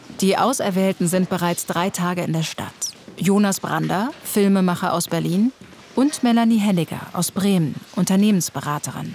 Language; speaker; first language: German; native; German